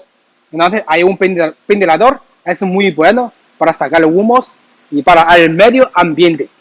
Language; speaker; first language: Spanish; non-native, learner; Chinese